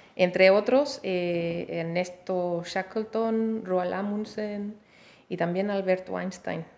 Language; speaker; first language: Spanish; non-native, fluent; Danish